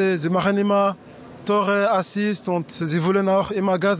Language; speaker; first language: German; non-native, learner; French